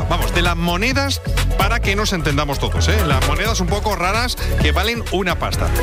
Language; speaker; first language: Spanish; native; Spanish